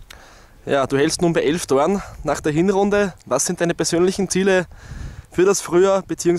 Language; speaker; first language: German; native; German